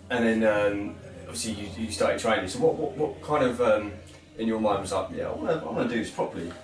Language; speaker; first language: English; native; English